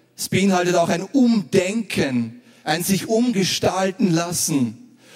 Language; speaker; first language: German; native; German